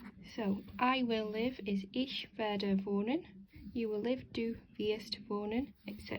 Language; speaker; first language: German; non-native, fluent; English